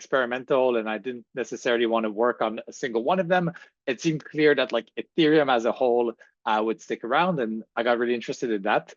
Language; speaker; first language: English; native; English